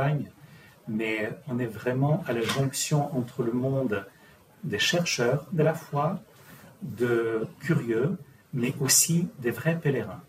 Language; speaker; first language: French; non-native, fluent; Ukrainian